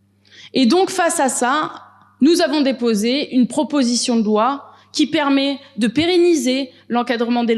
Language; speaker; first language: French; native; French